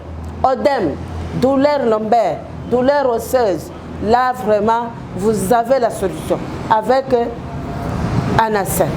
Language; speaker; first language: French; non-native, local second language; Lingala